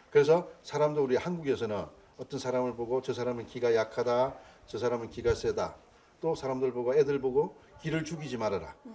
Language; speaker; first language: Korean; native; Korean